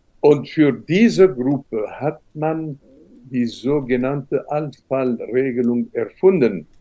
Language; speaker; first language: German; non-native, fluent; Arabic